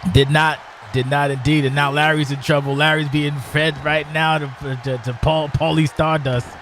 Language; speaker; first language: English; native; English